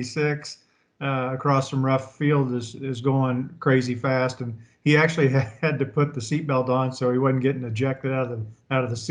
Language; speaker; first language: English; native; English